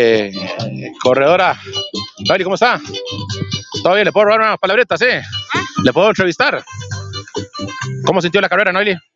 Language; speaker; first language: Spanish; native; Spanish